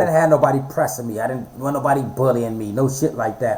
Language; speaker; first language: English; native; English